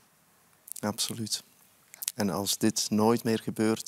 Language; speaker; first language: Dutch; native; Dutch